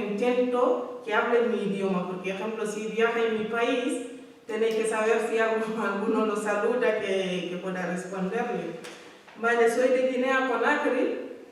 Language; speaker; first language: Spanish; non-native, learner; Fula